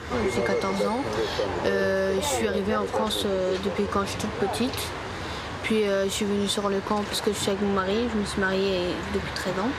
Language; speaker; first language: French; early bilingual, other home language; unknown